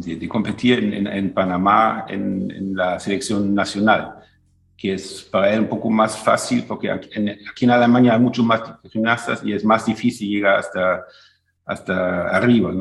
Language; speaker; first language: Spanish; non-native, fluent; German